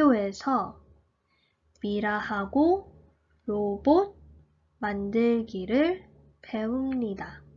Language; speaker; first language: Korean; early bilingual, heritage; Korean